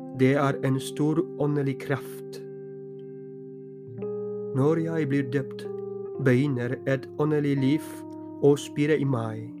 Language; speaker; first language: Norwegian; non-native, fluent; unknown